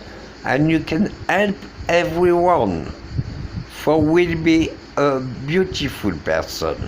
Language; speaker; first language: English; non-native, learner; French